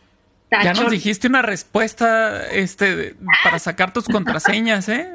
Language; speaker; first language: Spanish; native; Spanish